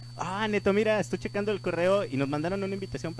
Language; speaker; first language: Spanish; native; Spanish